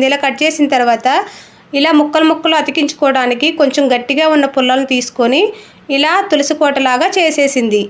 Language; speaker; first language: Telugu; native; Telugu